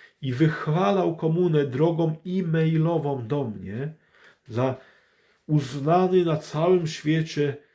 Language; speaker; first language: Polish; early bilingual, heritage; English